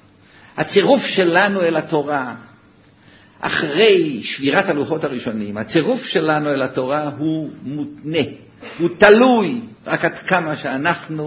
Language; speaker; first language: Hebrew; native; Hebrew